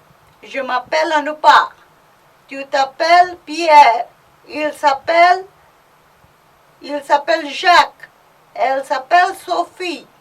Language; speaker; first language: French; non-native, fluent; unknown